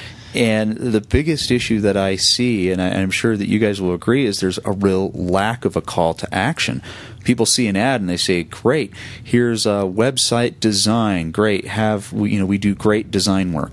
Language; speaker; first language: English; native; English